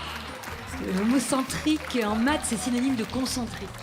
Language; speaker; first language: French; native; French